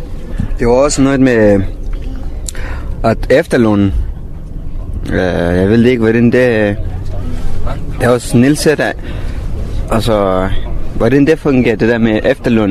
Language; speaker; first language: Danish; non-native, fluent; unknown